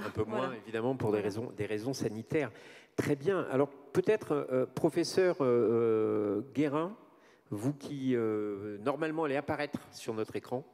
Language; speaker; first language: French; native; French